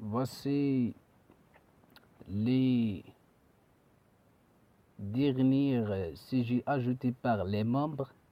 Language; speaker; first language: French; non-native, learner; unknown